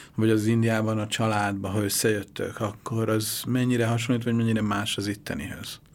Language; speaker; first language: Hungarian; native; Hungarian